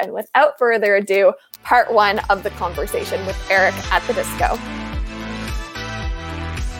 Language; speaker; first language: English; native; English